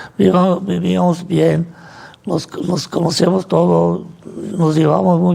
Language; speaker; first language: Spanish; non-native, fluent; Arabic